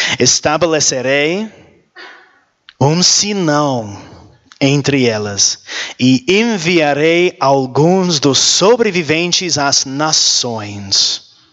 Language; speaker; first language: Portuguese; non-native, learner; English